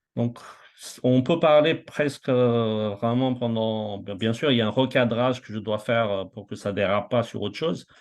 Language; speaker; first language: French; non-native, local second language; Malagasy